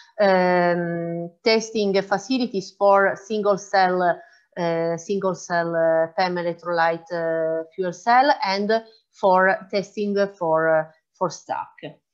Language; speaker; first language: English; non-native, fluent; Italian